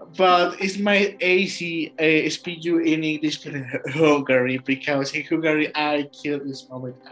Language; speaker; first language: English; non-native, learner; Spanish